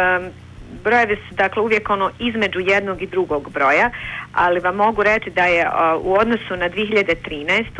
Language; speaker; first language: Bosnian; native; Bosnian